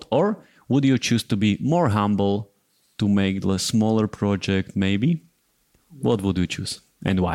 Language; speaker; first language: English; non-native, fluent; Slovak